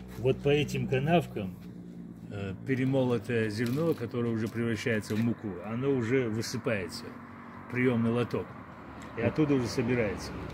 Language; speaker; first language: Russian; non-native, local second language; Adyghe